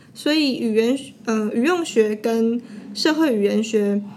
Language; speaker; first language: Chinese; native; Chinese